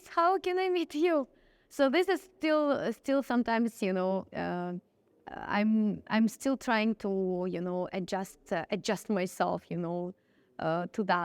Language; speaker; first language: English; non-native, fluent; Russian